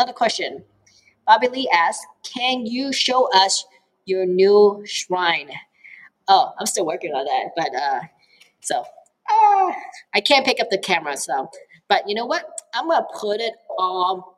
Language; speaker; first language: English; early bilingual, other home language; Cantonese